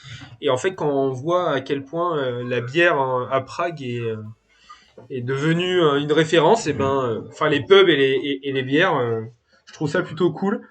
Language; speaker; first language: French; native; French